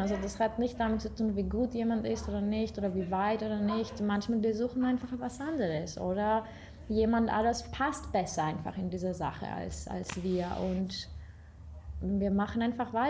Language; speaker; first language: German; non-native, fluent; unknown